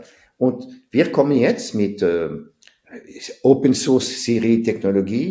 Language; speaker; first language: German; non-native, fluent; French